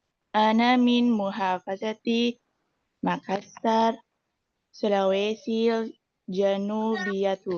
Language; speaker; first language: Arabic; non-native, learner; Indonesian